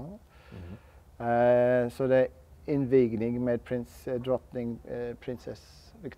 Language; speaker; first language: Swedish; non-native, learner; English